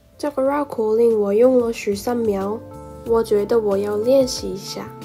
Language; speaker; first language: Chinese; non-native, learner; Korean